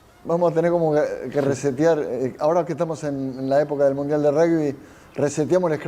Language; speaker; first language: Spanish; native; Spanish